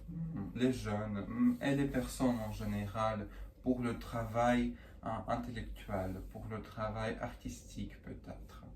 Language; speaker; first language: French; non-native, learner; Russian